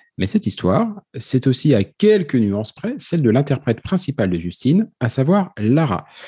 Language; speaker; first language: French; native; French